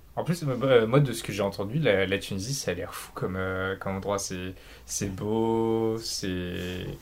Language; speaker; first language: French; native; French